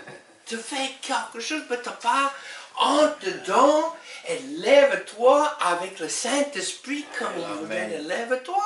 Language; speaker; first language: French; non-native, learner; English